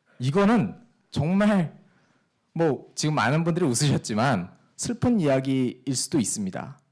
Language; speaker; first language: Korean; early bilingual, heritage; Korean